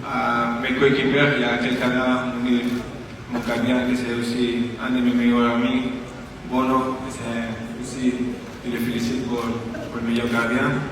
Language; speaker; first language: French; non-native, fluent; Spanish